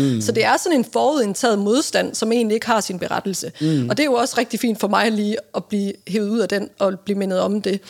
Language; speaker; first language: Danish; native; Danish